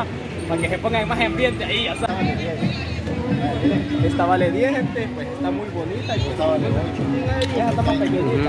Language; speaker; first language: Spanish; native; Spanish